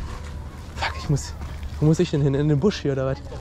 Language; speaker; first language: German; native; German